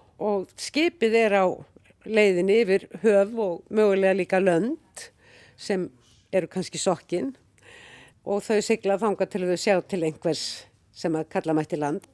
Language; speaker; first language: Icelandic; native; Icelandic